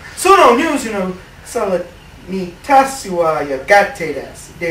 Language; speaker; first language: Japanese; non-native, learner; English